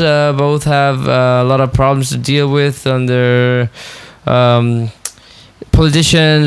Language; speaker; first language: English; non-native, fluent; Spanish